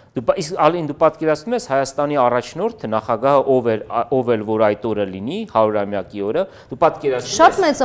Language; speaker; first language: Armenian; native; Armenian